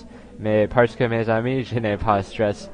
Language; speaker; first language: French; non-native, learner; English